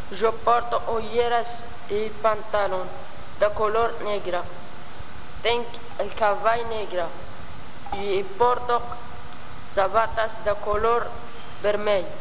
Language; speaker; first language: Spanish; non-native, local second language; Catalan